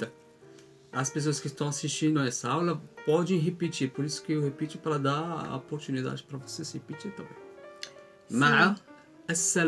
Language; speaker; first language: Portuguese; non-native, fluent; Arabic